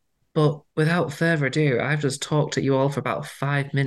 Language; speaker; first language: English; native; English